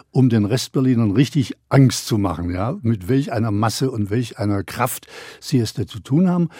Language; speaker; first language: German; native; German